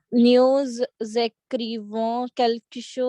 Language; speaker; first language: French; non-native, learner; Hindi